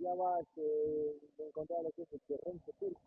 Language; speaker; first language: Spanish; native; Spanish